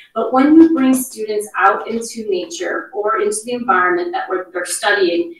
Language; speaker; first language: English; native; English